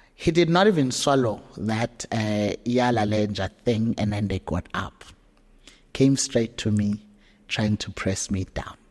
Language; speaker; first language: English; non-native, local second language; Zulu